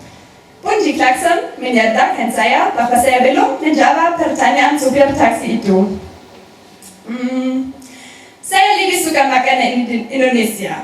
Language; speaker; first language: Indonesian; non-native, learner; German